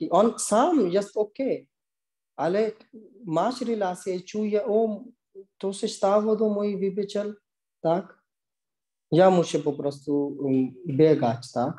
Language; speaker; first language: Polish; non-native, learner; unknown